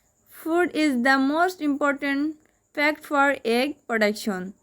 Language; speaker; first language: English; non-native, local second language; Bangla